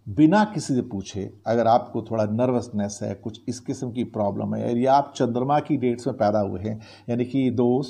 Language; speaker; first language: Hindi; native; Hindi